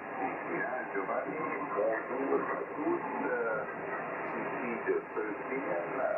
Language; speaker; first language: French; non-native, fluent; German